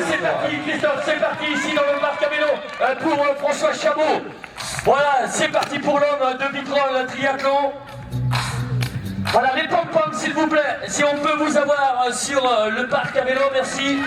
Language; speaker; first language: French; native; French